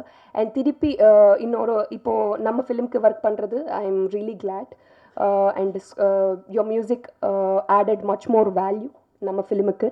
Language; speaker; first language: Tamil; non-native, local second language; Telugu